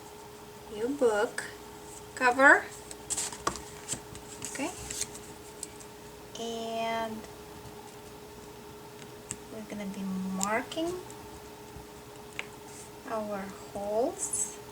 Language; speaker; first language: English; non-native, fluent; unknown